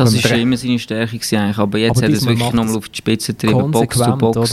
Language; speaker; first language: German; native; German